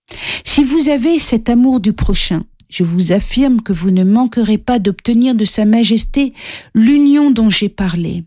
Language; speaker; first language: French; native; French